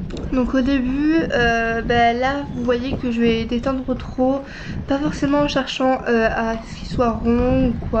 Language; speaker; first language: French; native; French